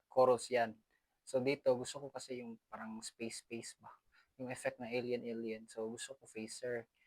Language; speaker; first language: Filipino; non-native, local second language; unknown